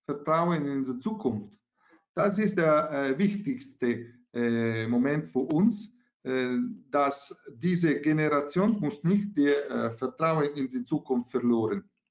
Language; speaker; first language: German; non-native, learner; Italian